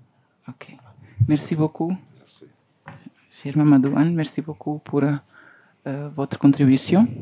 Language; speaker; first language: French; non-native, learner; Spanish